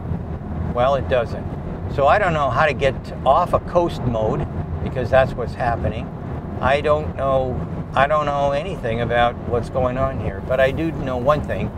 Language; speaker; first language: English; native; English